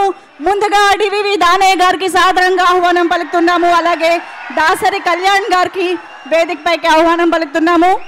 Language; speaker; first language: Telugu; native; Telugu